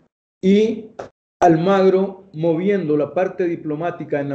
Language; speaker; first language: Spanish; native; Spanish